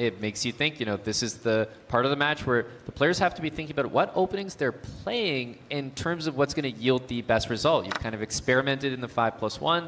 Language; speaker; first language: English; native; English